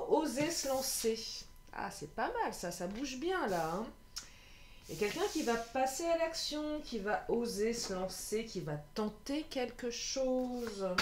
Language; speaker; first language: French; native; French